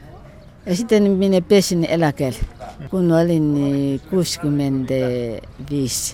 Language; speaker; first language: Finnish; non-native, fluent; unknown